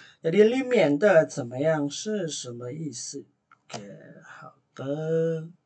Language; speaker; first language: Chinese; non-native, fluent; Indonesian